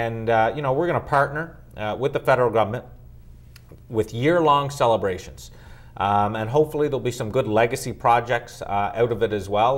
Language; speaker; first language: English; native; English